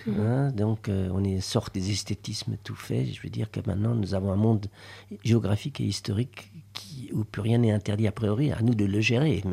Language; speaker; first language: French; native; French